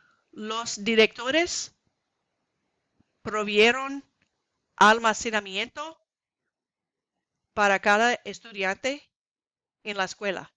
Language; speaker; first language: Spanish; non-native, learner; English